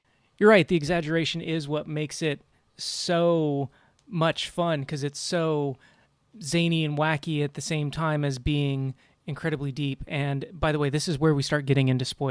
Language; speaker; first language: English; native; English